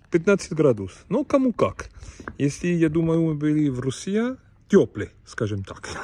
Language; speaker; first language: Russian; non-native, learner; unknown